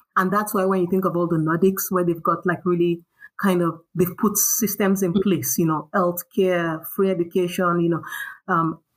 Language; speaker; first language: English; non-native, local second language; Yoruba